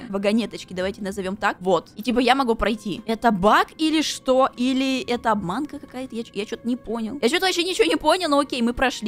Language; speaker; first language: Russian; native; Russian